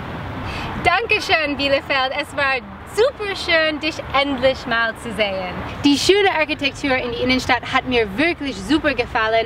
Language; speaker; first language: German; non-native, learner; English